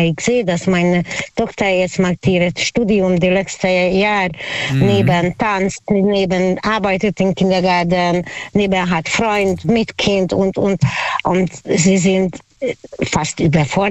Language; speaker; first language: German; non-native, learner; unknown